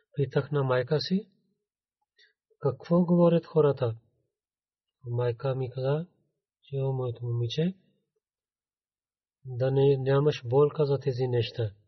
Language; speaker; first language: Bulgarian; non-native, learner; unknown